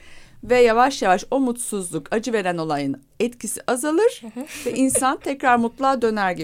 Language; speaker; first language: Turkish; native; Turkish